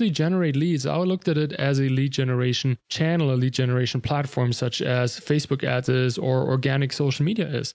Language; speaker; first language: English; non-native, fluent; German